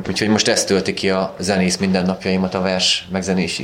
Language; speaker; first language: Hungarian; native; Hungarian